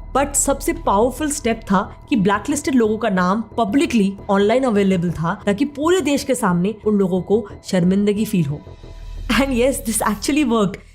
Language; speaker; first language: Hindi; native; Hindi